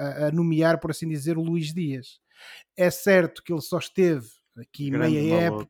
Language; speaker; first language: Portuguese; native; Portuguese